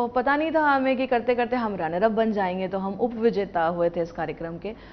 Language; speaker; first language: Hindi; native; Hindi